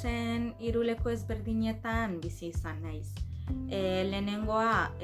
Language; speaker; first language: Basque; non-native, fluent; Arabic